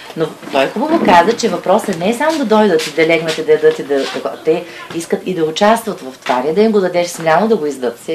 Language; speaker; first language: Bulgarian; native; Bulgarian